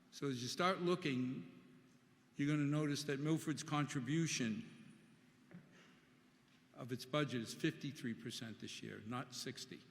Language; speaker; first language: English; early bilingual, other home language; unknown